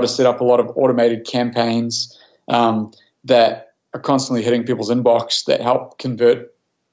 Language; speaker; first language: English; native; English